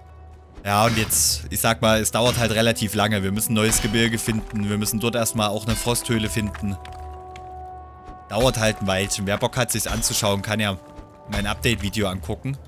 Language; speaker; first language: German; native; German